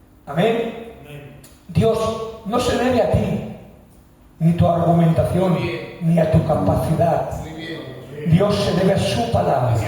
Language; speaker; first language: Spanish; native; Spanish